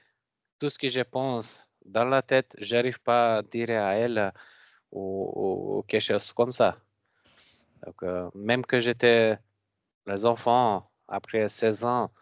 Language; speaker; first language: French; non-native, learner; Macedonian